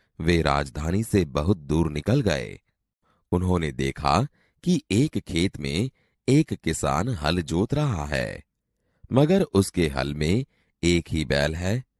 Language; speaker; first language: Hindi; non-native, local second language; Gujarati